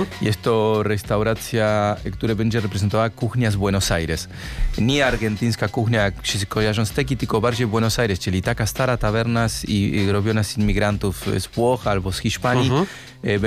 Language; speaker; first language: Polish; non-native, learner; Spanish